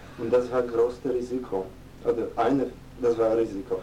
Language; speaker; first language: German; non-native, fluent; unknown